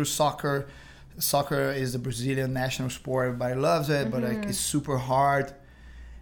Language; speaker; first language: English; non-native, fluent; Portuguese